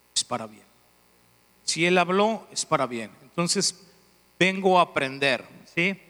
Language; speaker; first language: Spanish; native; Spanish